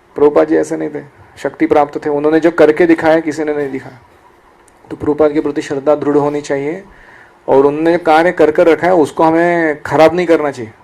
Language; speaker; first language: Hindi; non-native, local second language; Marathi